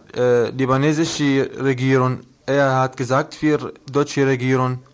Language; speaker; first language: German; non-native, learner; Arabic